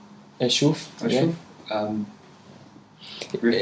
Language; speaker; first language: Arabic; non-native, learner; English